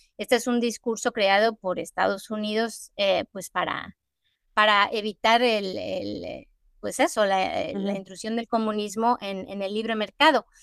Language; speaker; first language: Spanish; native; Spanish